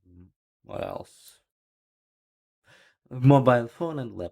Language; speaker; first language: English; non-native, learner; Ukrainian